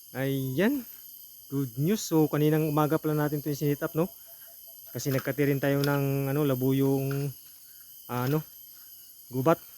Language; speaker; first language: Filipino; non-native, local second language; Cebuano